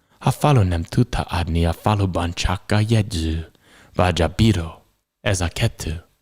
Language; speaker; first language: Hungarian; non-native, learner; English